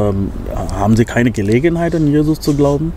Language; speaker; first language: German; non-native, fluent; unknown